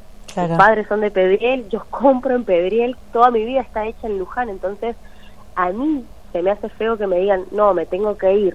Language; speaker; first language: Spanish; native; Spanish